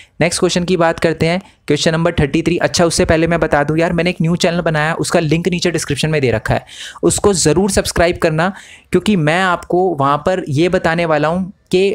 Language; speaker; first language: Hindi; native; Hindi